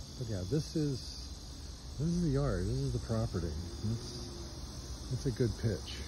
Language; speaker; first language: English; native; English